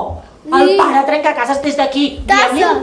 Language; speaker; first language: Catalan; native; Catalan